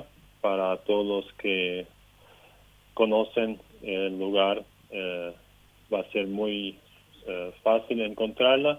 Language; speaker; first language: Spanish; non-native, local second language; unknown